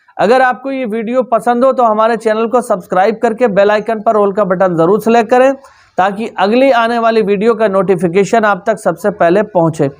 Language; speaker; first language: Urdu; native; Urdu